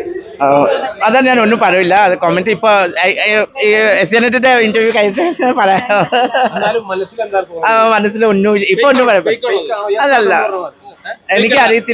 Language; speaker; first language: Malayalam; non-native, fluent; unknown